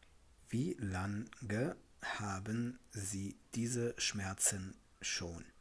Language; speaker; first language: German; non-native, fluent; Tigrinya